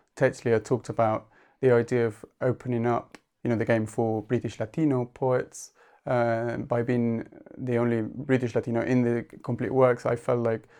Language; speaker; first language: English; non-native, fluent; Spanish